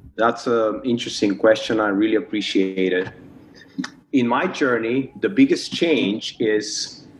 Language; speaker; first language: English; non-native, fluent; Bulgarian